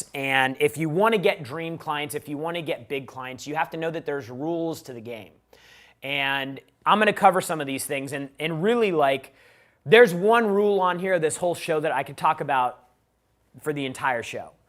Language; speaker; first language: English; native; English